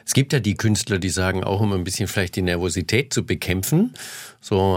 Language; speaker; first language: German; native; German